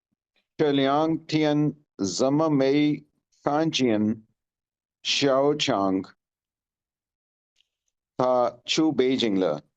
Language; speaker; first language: Chinese; non-native, learner; Urdu